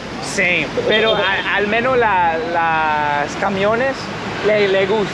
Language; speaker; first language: Spanish; non-native, learner; English